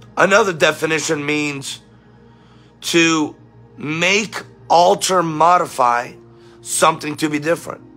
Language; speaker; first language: English; native; English